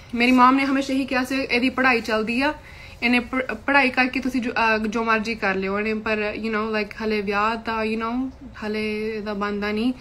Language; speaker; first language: Punjabi; early bilingual, heritage; Punjabi